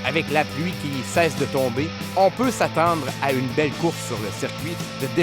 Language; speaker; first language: French; native; French